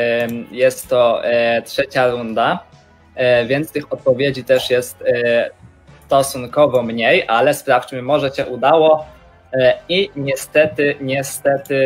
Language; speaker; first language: Polish; native; Polish